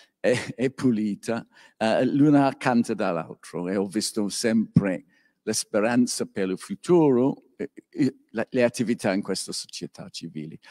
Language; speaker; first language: Italian; non-native, learner; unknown